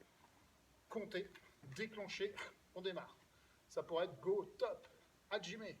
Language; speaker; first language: French; native; French